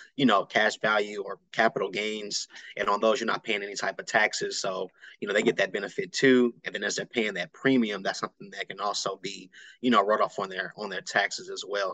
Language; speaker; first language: English; native; English